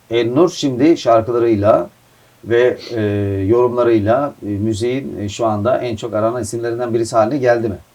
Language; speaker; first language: Turkish; native; Turkish